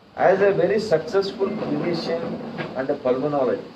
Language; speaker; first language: English; non-native, local second language; Kannada